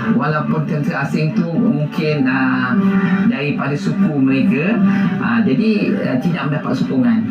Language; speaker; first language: Malay; native; Malay